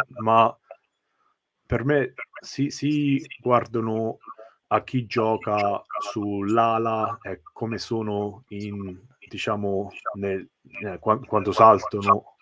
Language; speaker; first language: Italian; early bilingual, heritage; English